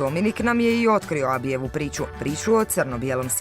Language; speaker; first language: Croatian; native; Croatian